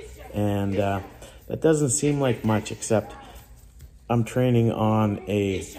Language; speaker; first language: English; native; English